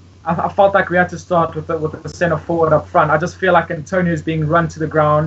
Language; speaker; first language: English; native; English